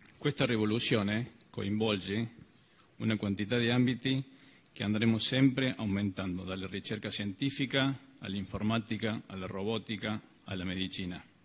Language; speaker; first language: Italian; early bilingual, heritage; Italian